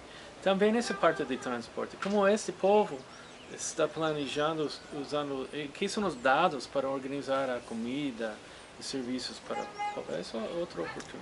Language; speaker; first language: Portuguese; non-native, fluent; English